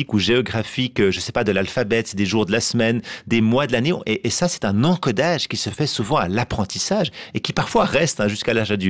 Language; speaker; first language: French; native; French